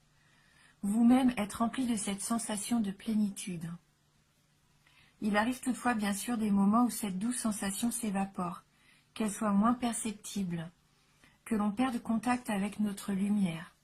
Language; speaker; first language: French; native; French